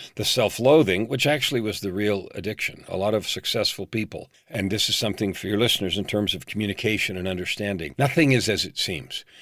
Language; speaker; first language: English; native; English